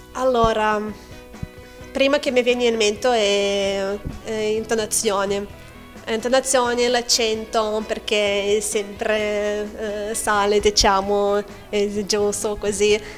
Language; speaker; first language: Italian; non-native, learner; Lithuanian